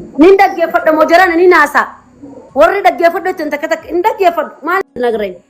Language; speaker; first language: Amharic; non-native, local second language; Oromo